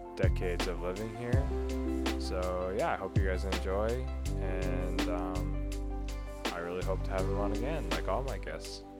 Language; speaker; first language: English; native; English